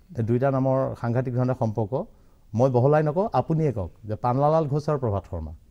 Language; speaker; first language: Assamese; native; Assamese